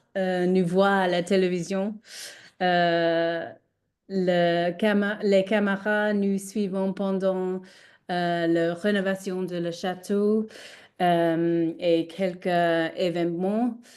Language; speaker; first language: French; non-native, learner; English